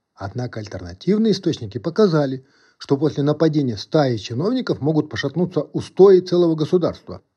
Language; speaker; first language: Russian; non-native, local second language; Kazakh